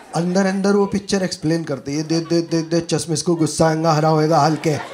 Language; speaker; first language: Hindi; native; Hindi